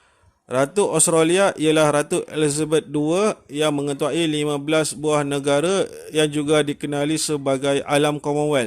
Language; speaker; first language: Malay; native; Malay